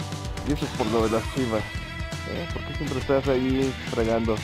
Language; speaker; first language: Spanish; native; Spanish